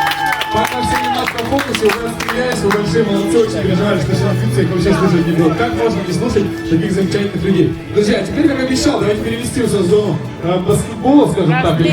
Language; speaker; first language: Russian; native; Russian